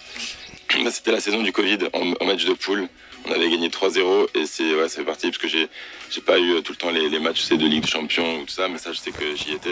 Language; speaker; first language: French; native; French